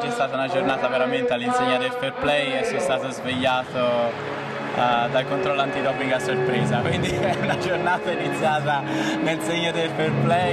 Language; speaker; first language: Italian; native; Italian